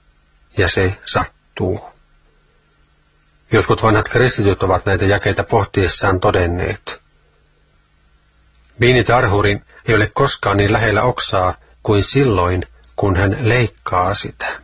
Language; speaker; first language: Finnish; native; Finnish